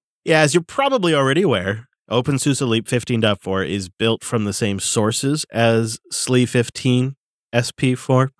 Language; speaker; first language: English; native; English